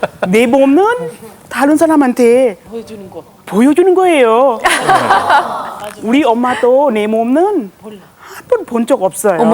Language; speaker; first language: Korean; non-native, learner; Thai